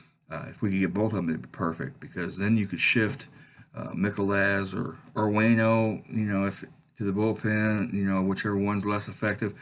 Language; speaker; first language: English; native; English